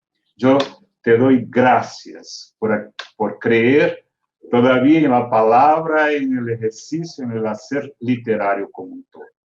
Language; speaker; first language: Spanish; non-native, fluent; Portuguese